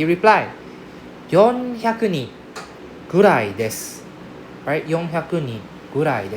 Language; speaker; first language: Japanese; non-native, fluent; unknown